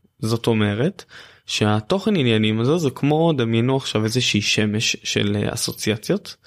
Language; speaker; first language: Hebrew; native; Hebrew